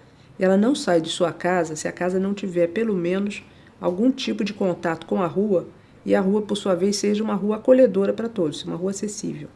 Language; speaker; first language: Portuguese; native; Portuguese